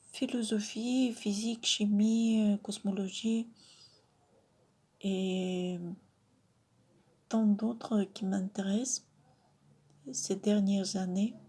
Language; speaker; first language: French; non-native, fluent; Russian